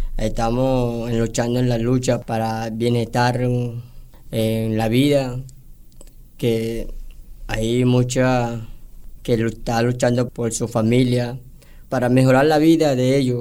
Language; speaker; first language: Spanish; non-native, local second language; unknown